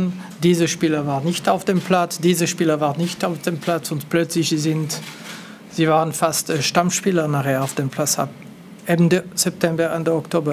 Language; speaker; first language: German; non-native, local second language; French